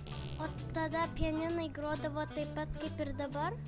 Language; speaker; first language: Lithuanian; early bilingual, heritage; Lithuanian